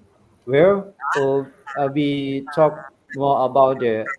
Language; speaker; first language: English; non-native, fluent; Thai